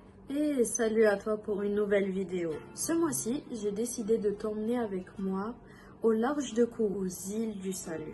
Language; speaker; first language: French; native; French